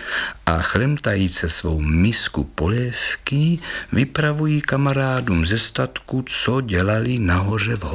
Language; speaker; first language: Czech; native; Czech